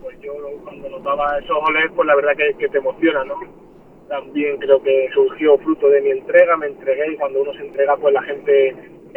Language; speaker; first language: Spanish; native; Spanish